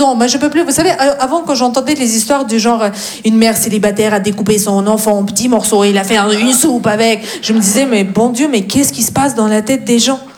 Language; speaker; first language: French; non-native, fluent; Russian